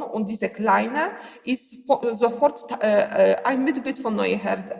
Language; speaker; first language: German; non-native, learner; Polish